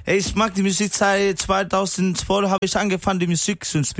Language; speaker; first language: German; non-native, learner; Spanish